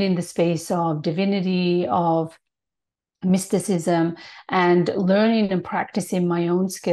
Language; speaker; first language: English; native; English